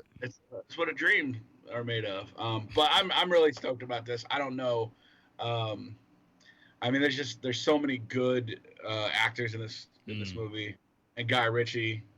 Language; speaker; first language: English; native; English